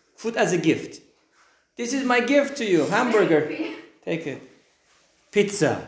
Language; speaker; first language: English; non-native, fluent; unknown